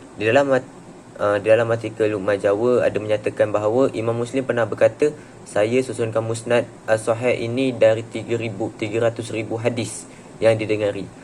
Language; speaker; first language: Malay; native; Malay